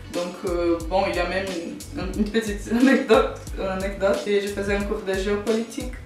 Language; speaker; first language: French; non-native, fluent; Portuguese